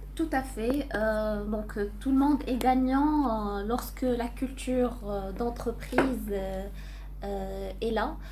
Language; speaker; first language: French; non-native, local second language; Arabic